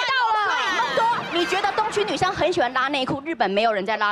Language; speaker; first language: Chinese; native; Chinese